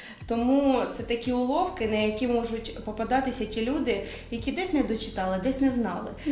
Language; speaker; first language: Ukrainian; native; Ukrainian